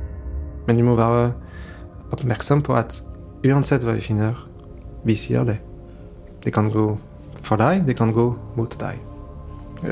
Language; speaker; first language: Norwegian; non-native, fluent; French